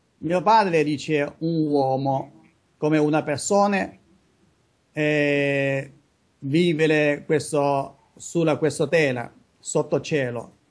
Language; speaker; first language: Italian; non-native, learner; Chinese